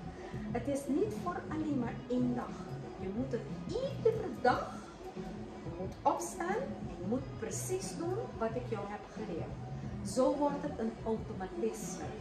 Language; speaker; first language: Dutch; non-native, local second language; Papiamento